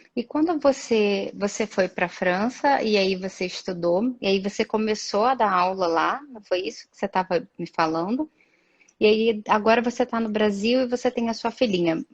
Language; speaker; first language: Portuguese; native; Portuguese